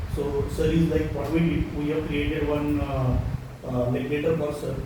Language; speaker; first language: English; non-native, local second language; Marathi